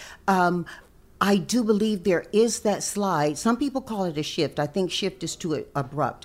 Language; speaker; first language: English; native; English